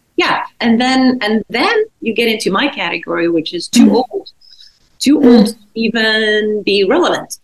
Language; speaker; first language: English; non-native, fluent; Czech